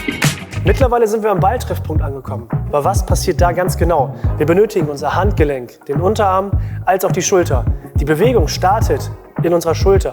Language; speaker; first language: German; native; German